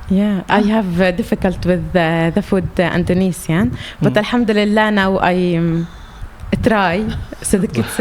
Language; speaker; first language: English; non-native, learner; Arabic